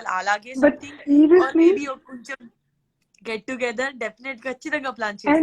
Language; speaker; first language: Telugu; non-native, learner; Gujarati